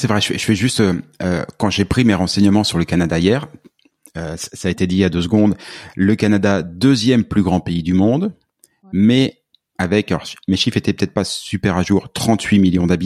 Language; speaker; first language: French; native; French